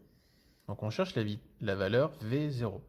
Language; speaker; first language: French; native; French